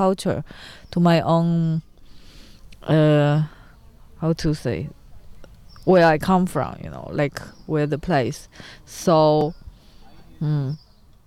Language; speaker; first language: English; non-native, learner; Chinese